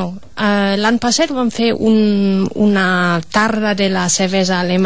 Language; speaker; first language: Catalan; non-native, fluent; German